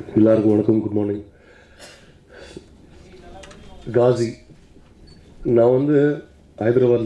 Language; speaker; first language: Tamil; non-native, local second language; Telugu